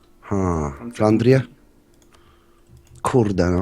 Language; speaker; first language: Polish; native; Polish